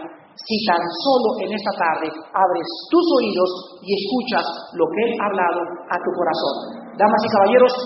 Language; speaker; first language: Spanish; native; Spanish